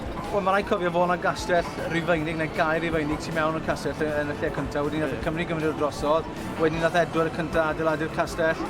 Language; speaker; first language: Welsh; native; Welsh